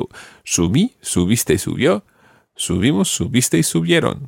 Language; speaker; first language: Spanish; non-native, fluent; English